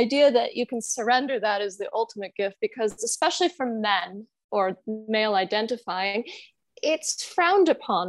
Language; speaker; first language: English; non-native, fluent; German